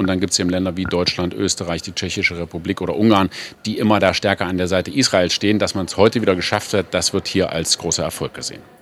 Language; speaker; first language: German; native; German